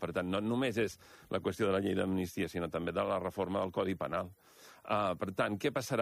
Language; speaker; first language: Catalan; native; Catalan